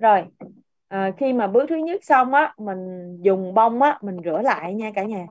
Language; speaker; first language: Vietnamese; native; Vietnamese